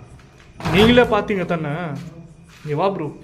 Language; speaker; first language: Tamil; native; Tamil